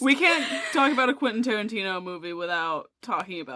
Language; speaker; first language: English; native; English